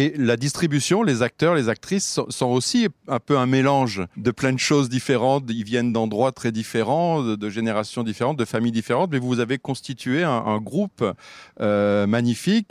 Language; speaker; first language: French; native; French